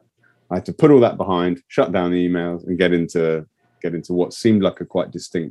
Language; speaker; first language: English; native; English